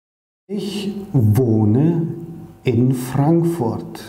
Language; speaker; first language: German; non-native, fluent; Polish